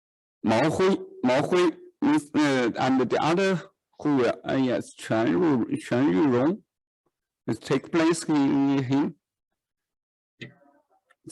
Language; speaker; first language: English; non-native, learner; Chinese